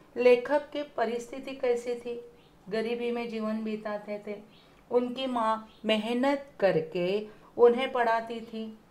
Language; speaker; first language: Hindi; non-native, local second language; Marathi